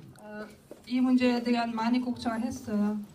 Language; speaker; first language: Korean; non-native, learner; Russian